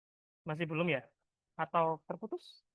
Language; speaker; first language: Indonesian; native; Indonesian